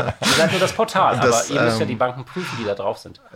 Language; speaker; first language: German; native; German